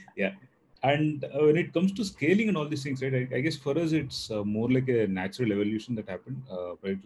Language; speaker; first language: English; non-native, local second language; Telugu